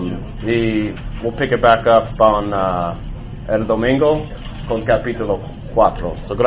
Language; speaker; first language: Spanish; non-native, learner; English